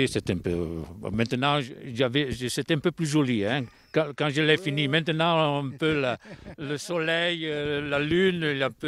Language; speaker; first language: French; non-native, local second language; Italian